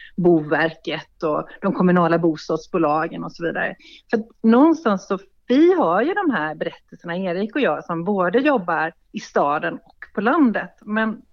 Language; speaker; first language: Swedish; native; Swedish